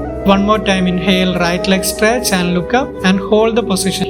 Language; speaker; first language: English; non-native, local second language; Malayalam